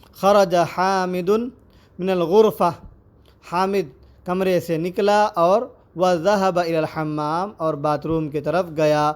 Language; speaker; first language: Urdu; native; Urdu